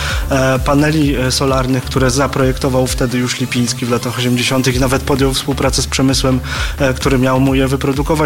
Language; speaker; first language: Polish; native; Polish